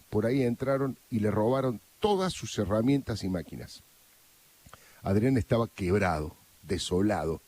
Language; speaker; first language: Spanish; native; Spanish